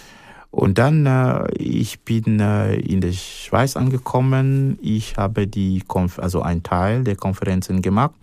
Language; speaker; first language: German; non-native, fluent; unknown